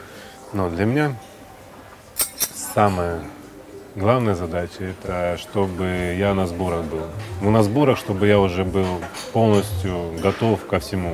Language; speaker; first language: Russian; native; Russian